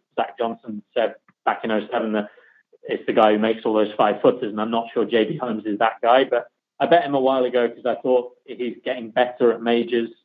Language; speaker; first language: English; native; English